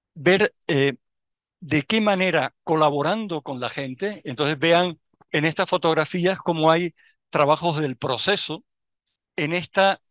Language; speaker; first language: Spanish; native; Spanish